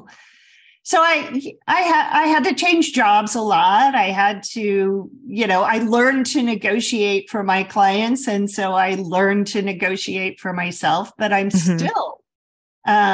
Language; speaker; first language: English; native; English